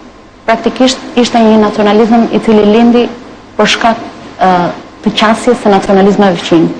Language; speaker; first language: Albanian; native; Albanian